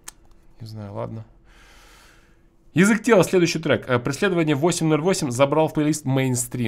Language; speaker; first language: Russian; native; Russian